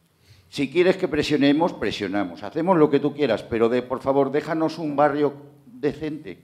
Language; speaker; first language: Spanish; native; Spanish